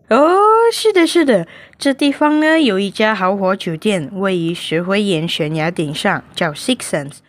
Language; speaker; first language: Chinese; non-native, learner; Indonesian